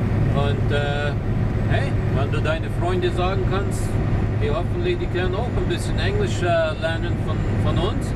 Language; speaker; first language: German; non-native, learner; Low German